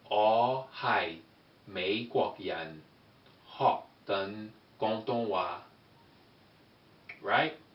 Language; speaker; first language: Cantonese; non-native, learner; English